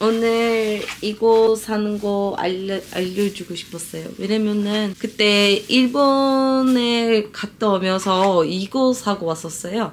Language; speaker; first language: Korean; non-native, fluent; Turkish